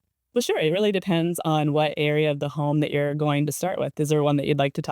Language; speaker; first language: English; native; English